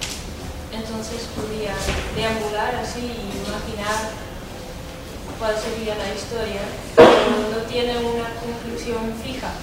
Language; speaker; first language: Spanish; non-native, fluent; Dutch